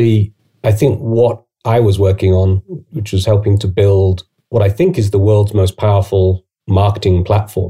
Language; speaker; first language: English; native; English